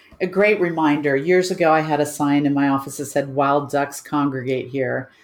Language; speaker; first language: English; native; English